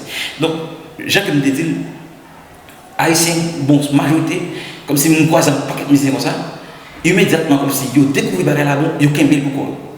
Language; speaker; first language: French; non-native, learner; Haitian Creole